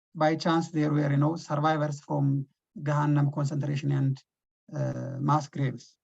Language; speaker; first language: English; non-native, local second language; Amharic